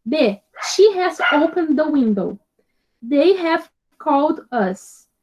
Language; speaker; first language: English; non-native, fluent; Portuguese